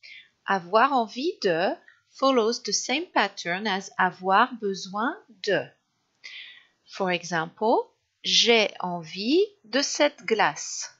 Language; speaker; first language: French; non-native, fluent; English